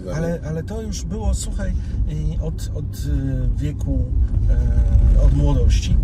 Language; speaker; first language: Polish; native; Polish